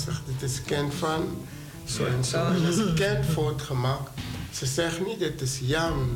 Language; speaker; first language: Dutch; non-native, fluent; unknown